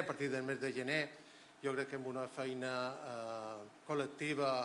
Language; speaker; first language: Catalan; native; Catalan